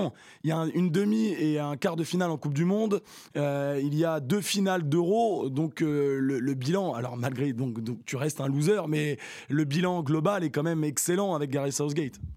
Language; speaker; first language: French; native; French